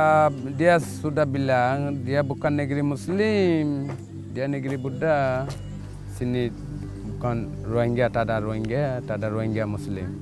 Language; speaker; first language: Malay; non-native, learner; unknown